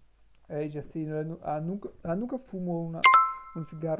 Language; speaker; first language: Spanish; non-native, learner; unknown